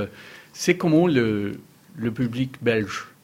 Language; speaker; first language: French; non-native, fluent; Spanish